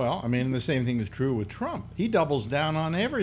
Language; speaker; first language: English; native; English